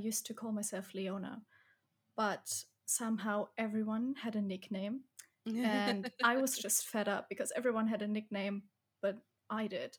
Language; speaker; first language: English; non-native, fluent; German